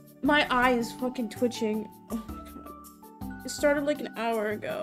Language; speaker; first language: English; native; English